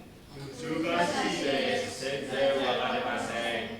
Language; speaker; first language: Japanese; non-native, learner; Indonesian